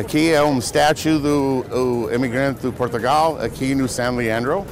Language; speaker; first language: Portuguese; early bilingual, heritage; English